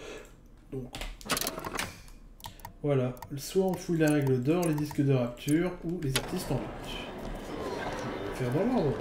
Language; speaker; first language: French; native; French